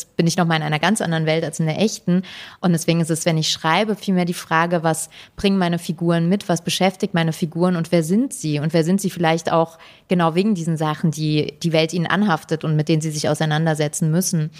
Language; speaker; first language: German; native; German